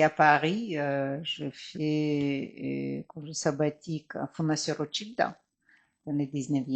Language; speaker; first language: French; non-native, fluent; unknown